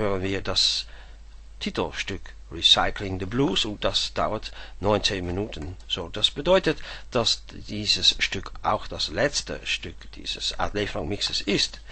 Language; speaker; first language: German; non-native, learner; Dutch